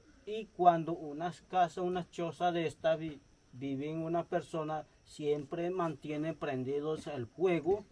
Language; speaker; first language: Spanish; non-native, local second language; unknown